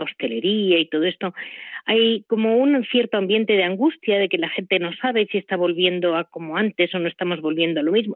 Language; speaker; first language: Spanish; native; Spanish